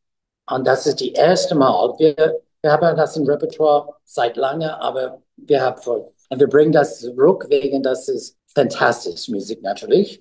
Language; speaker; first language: German; non-native, learner; English